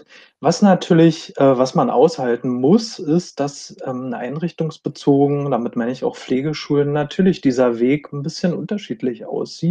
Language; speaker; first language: German; native; German